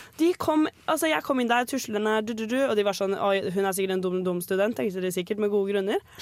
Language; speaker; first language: Norwegian; native; Norwegian